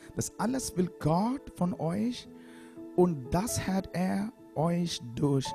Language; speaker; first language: German; non-native, learner; Malayalam